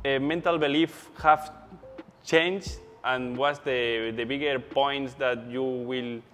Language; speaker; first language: English; non-native, learner; Spanish